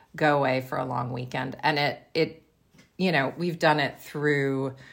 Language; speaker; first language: English; native; English